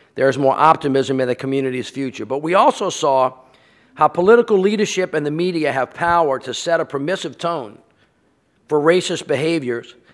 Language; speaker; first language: English; native; English